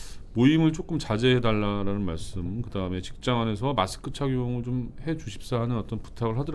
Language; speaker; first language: Korean; native; Korean